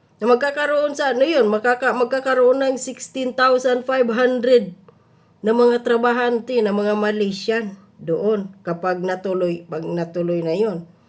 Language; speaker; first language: Filipino; native; Filipino